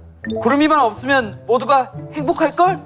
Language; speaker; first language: Korean; native; Korean